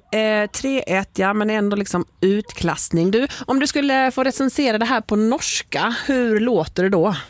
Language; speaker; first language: Swedish; native; Swedish